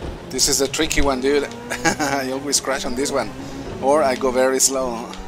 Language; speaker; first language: English; non-native, fluent; Spanish